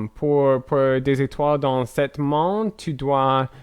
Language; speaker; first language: French; non-native, learner; English